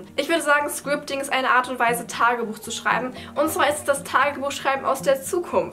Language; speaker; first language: German; native; German